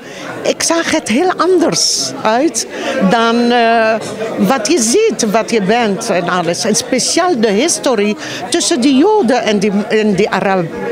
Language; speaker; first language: Dutch; non-native, fluent; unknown